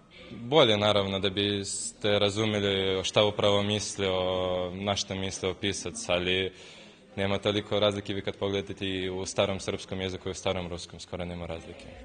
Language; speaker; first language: Serbian; non-native, fluent; Russian